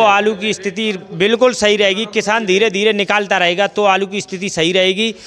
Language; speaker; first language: Hindi; native; Hindi